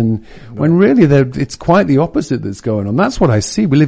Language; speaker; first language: English; native; English